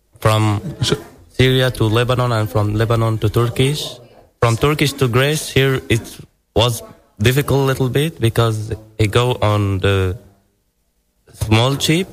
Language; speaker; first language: English; non-native, learner; Arabic